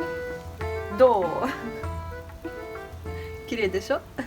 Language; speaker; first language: Japanese; non-native, fluent; Serbian